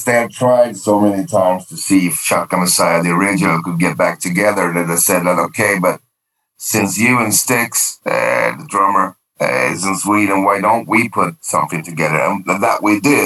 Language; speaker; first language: English; non-native, fluent; Swedish